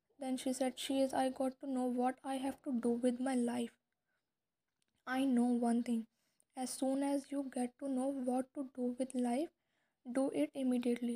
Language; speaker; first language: English; non-native, local second language; Hindi